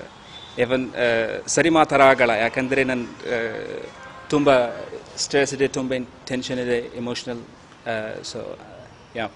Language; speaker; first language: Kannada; non-native, learner; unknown